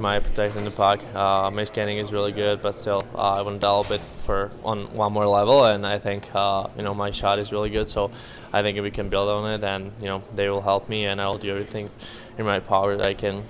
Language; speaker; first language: English; non-native, fluent; Slovak